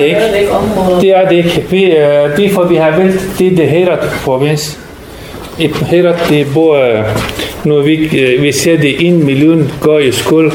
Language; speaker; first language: Danish; non-native, learner; Persian